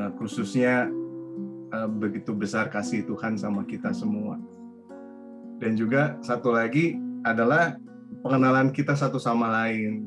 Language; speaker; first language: Indonesian; native; Indonesian